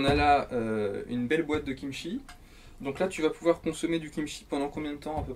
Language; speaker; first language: French; native; French